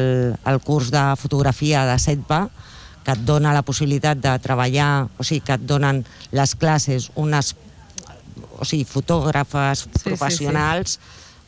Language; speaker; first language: Catalan; non-native, local second language; Spanish